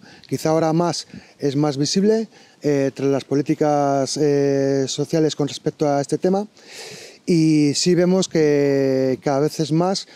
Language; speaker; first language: Spanish; native; Spanish